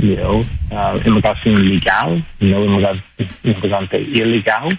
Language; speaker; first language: Spanish; non-native, learner; English